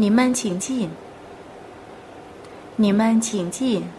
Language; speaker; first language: Chinese; non-native, fluent; Vietnamese